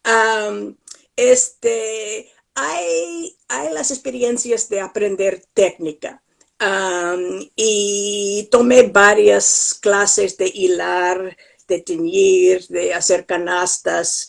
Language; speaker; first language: Spanish; non-native, fluent; English